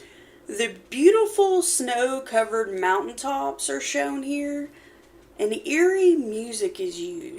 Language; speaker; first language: English; native; English